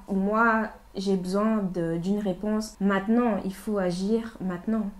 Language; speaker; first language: French; early bilingual, other home language; Portuguese